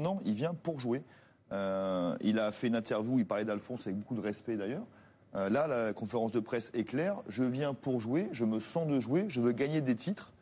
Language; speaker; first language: French; native; French